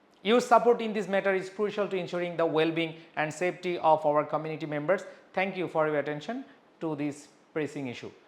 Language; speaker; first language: English; non-native, local second language; Bangla